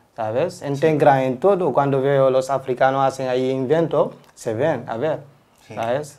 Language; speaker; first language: Spanish; non-native, learner; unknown